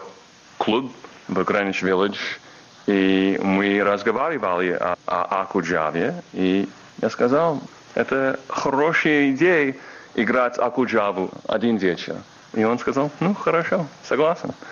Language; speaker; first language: Russian; non-native, learner; English